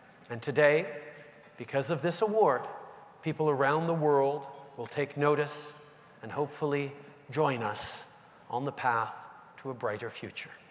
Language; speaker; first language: English; native; English